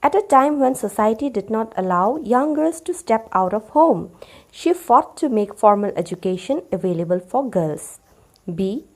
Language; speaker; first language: English; non-native, local second language; Assamese